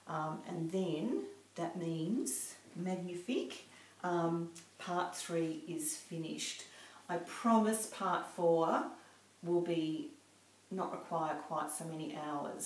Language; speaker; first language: English; native; English